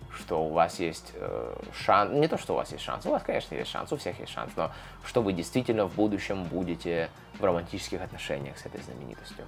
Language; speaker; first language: Russian; native; Russian